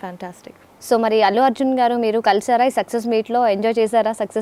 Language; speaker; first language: Telugu; native; Telugu